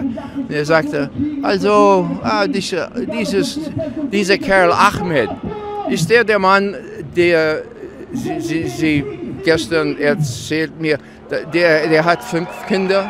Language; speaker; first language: German; non-native, learner; English